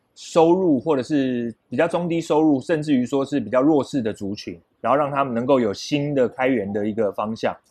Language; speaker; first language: Chinese; native; Chinese